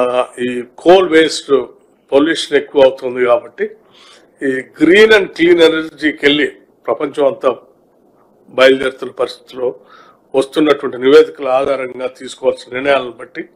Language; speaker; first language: Telugu; native; Telugu